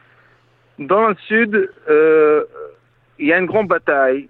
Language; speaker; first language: French; non-native, fluent; Hebrew